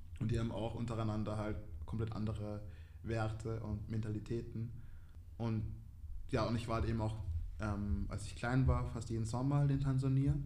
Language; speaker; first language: German; early bilingual, other home language; Swahili